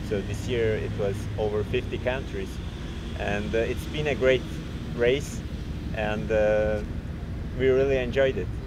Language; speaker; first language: English; non-native, fluent; Turkish